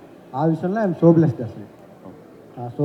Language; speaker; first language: Telugu; native; Telugu